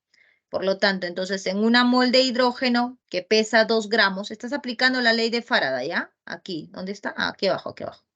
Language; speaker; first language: Spanish; native; Spanish